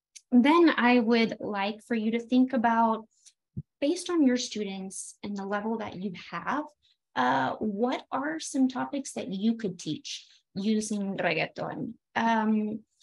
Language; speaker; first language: English; native; English